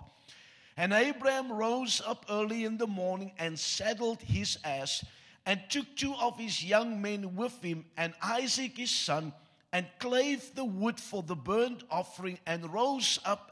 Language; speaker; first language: English; non-native, local second language; Afrikaans